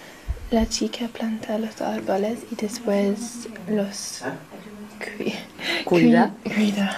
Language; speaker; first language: Spanish; non-native, learner; English